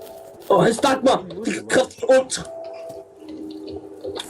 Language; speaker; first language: Danish; native; Danish